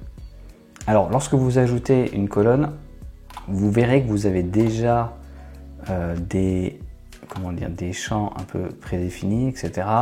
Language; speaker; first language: French; native; French